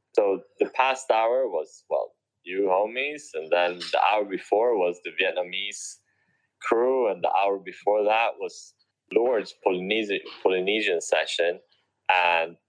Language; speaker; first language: English; native; English